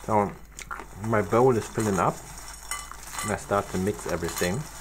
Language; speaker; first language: English; non-native, fluent; German